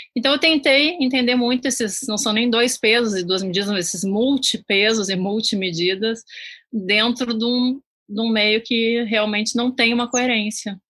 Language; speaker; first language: Portuguese; native; Portuguese